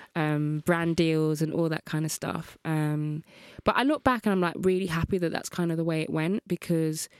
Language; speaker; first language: English; native; English